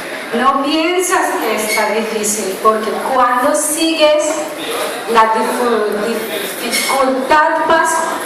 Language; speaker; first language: Spanish; non-native, learner; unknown